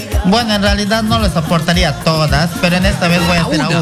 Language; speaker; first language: Spanish; native; Spanish